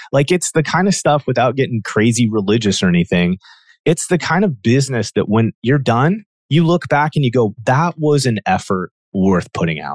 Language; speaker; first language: English; native; English